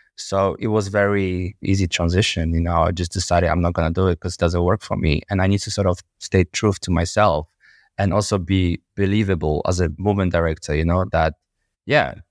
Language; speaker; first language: English; non-native, fluent; Polish